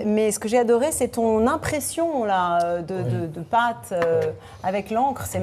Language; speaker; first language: French; native; French